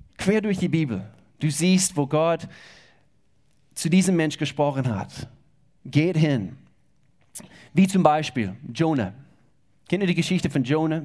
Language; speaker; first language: German; non-native, fluent; English